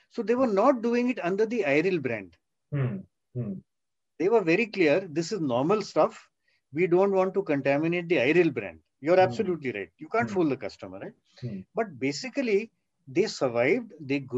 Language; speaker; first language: English; non-native, local second language; Hindi